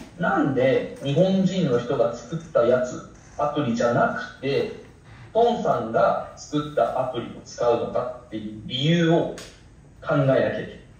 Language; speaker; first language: Japanese; non-native, fluent; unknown